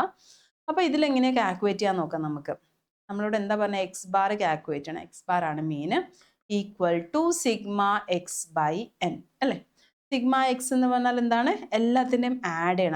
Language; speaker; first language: Malayalam; native; Malayalam